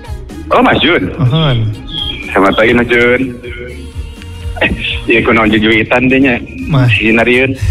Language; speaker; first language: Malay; non-native, local second language; Sundanese